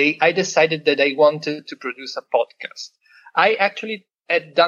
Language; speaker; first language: English; non-native, fluent; Italian